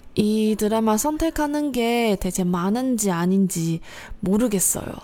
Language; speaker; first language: Korean; non-native, fluent; Chinese